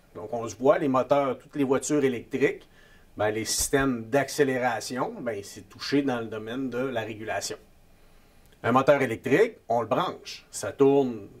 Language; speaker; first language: French; native; French